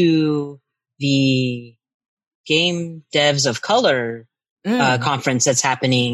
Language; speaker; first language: English; native; English